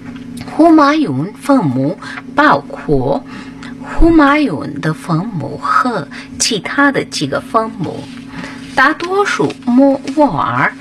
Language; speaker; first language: Chinese; non-native, fluent; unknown